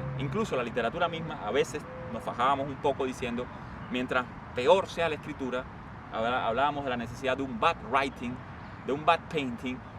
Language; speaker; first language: Spanish; native; Spanish